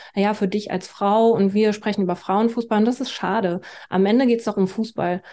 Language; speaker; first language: German; native; German